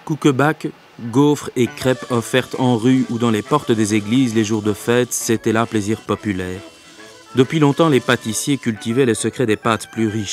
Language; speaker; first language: French; native; French